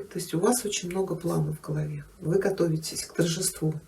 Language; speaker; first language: Russian; native; Russian